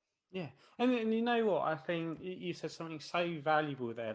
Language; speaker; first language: English; native; English